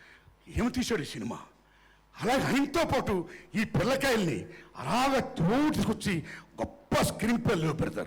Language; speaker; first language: Telugu; native; Telugu